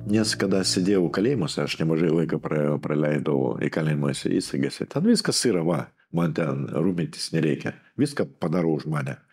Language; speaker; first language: Lithuanian; non-native, local second language; Russian